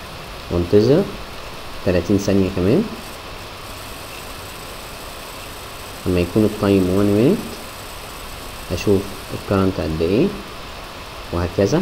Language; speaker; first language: Arabic; native; Arabic